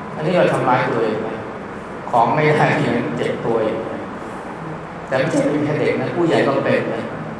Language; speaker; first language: Thai; native; Thai